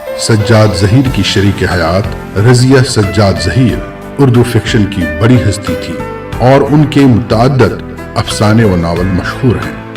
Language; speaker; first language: Urdu; native; Urdu